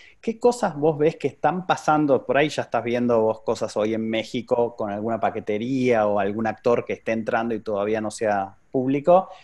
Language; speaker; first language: Spanish; native; Spanish